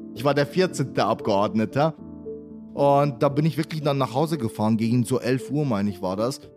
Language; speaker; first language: German; early bilingual, other home language; Arabic